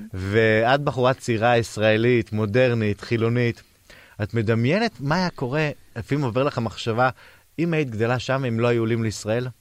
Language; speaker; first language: Hebrew; native; Hebrew